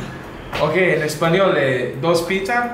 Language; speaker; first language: Spanish; non-native, learner; English